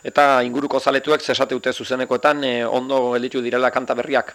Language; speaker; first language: Basque; native; Basque